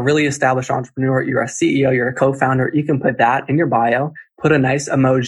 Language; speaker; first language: English; native; English